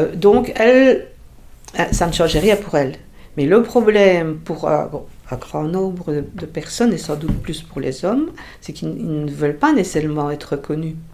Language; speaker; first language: French; native; French